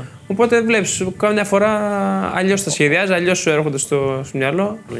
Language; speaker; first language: Greek; native; Greek